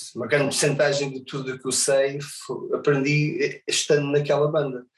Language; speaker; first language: Portuguese; early bilingual, other home language; English